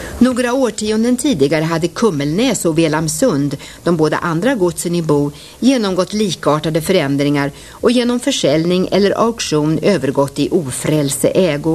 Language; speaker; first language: Swedish; native; Swedish